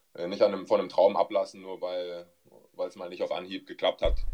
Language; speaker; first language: German; native; German